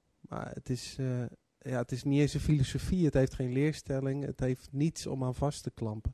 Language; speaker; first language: Dutch; native; Dutch